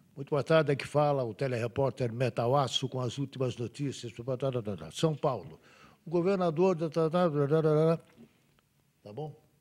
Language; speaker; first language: Portuguese; native; Portuguese